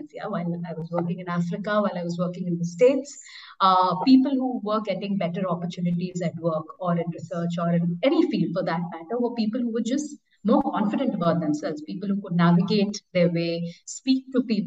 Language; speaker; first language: English; non-native, local second language; Bangla